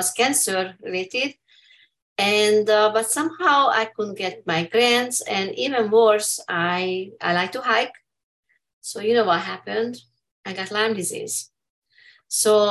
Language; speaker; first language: English; non-native, fluent; Hungarian